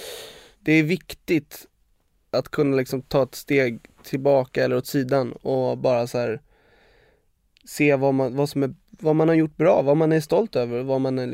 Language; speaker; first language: Swedish; native; Swedish